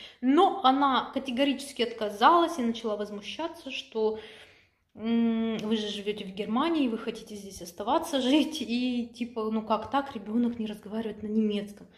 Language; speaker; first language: Russian; native; Russian